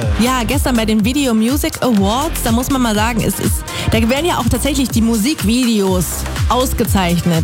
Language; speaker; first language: German; native; German